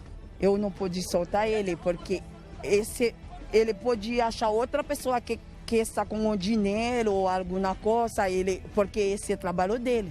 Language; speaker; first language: Portuguese; non-native, learner; Haitian Creole